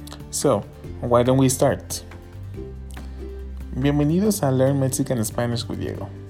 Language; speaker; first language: English; non-native, fluent; Spanish